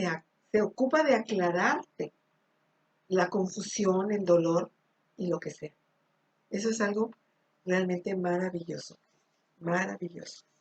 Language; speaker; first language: Spanish; native; Spanish